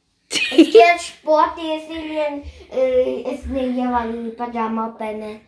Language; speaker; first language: German; early bilingual, other home language; Urdu